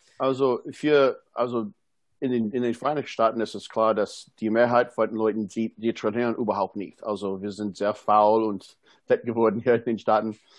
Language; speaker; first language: German; non-native, fluent; English